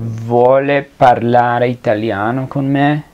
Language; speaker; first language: Italian; non-native, fluent; Spanish